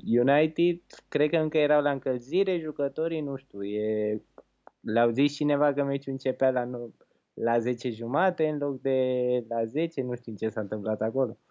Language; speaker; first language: Romanian; early bilingual, heritage; Romanian